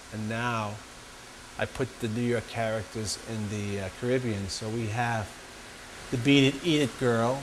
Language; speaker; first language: English; native; English